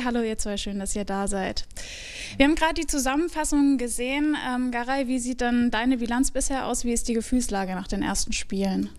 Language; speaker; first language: German; native; German